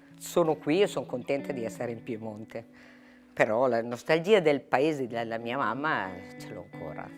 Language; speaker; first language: Italian; non-native, local second language; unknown